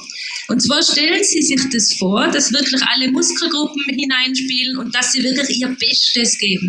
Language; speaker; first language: German; native; German